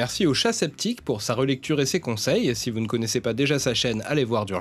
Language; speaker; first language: French; native; French